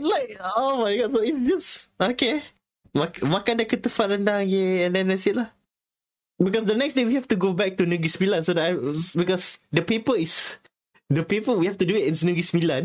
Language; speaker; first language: English; non-native, local second language; Malay